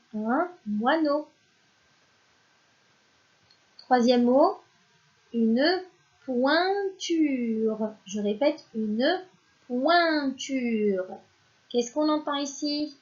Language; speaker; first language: French; non-native, local second language; Arabic